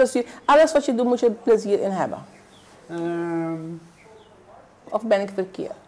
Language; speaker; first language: Dutch; non-native, local second language; Papiamento